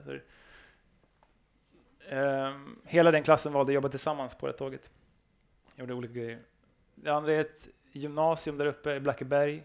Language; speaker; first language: Swedish; native; Swedish